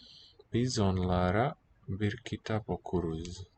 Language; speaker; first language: Turkish; non-native, learner; English